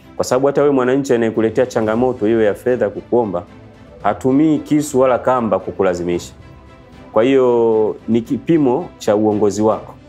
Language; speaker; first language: Swahili; native; Swahili